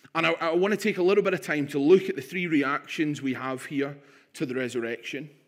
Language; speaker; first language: English; native; English